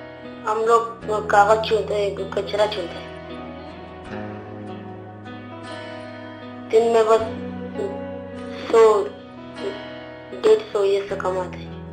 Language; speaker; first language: Hindi; non-native, local second language; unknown